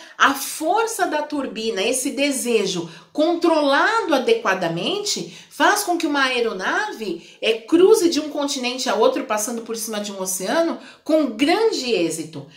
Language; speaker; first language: Portuguese; native; Portuguese